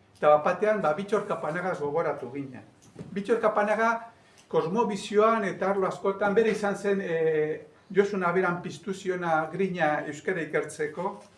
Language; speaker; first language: Basque; native; Basque